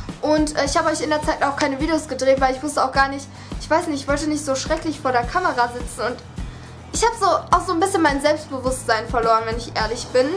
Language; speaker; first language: German; early bilingual, other home language; Vietnamese